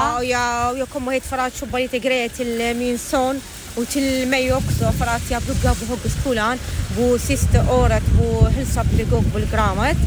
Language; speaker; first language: Swedish; non-native, local second language; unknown